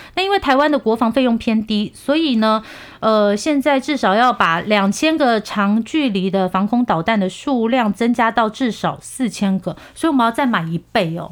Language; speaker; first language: Chinese; non-native, fluent; Korean